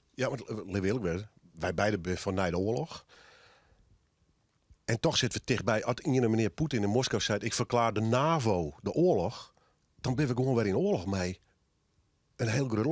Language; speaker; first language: Dutch; non-native, local second language; Western Frisian